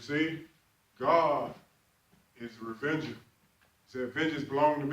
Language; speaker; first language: English; native; English